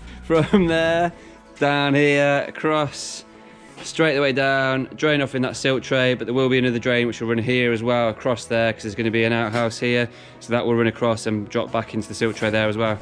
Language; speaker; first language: English; native; English